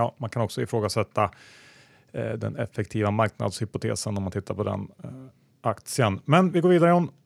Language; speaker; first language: Swedish; native; Swedish